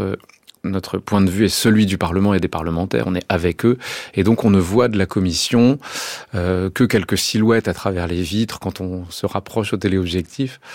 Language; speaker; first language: French; native; French